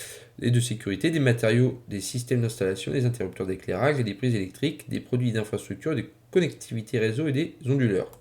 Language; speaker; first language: French; native; French